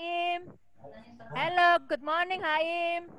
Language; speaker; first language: English; non-native, fluent; Indonesian